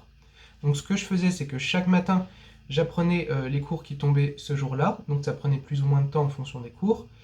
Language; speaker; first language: French; native; French